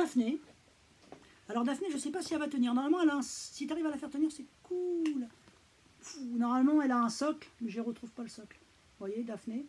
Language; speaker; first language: French; native; French